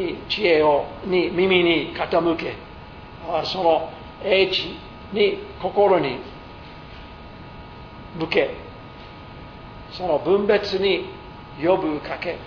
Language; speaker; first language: Japanese; non-native, fluent; English